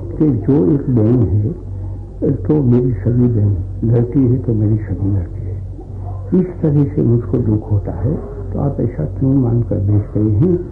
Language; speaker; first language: Hindi; non-native, local second language; Gujarati